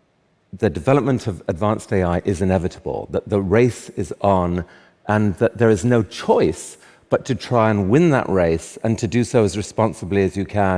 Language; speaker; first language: English; native; English